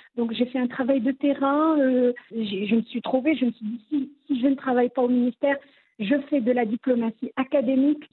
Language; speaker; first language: French; non-native, local second language; Arabic